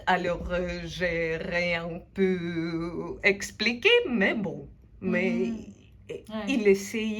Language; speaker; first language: French; non-native, fluent; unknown